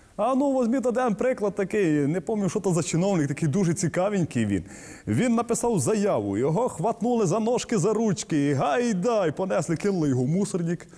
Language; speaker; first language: Ukrainian; native; Ukrainian